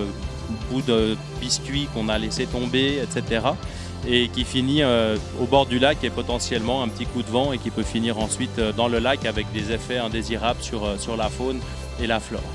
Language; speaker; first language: French; native; French